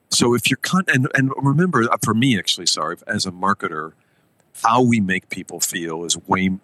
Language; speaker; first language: English; native; English